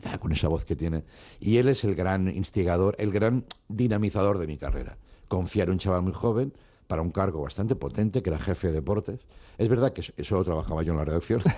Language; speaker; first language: Spanish; non-native, local second language; Catalan